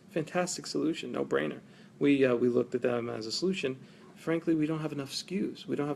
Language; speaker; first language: English; native; English